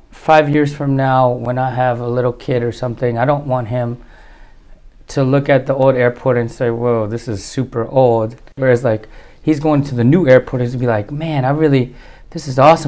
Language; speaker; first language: English; early bilingual, other home language; Spanish